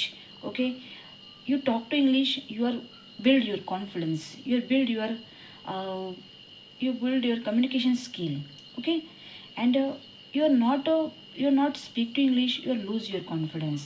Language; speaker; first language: English; non-native, learner; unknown